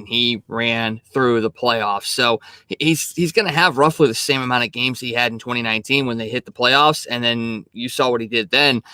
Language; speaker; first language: English; native; English